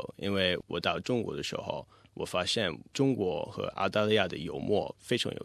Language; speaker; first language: Chinese; non-native, fluent; English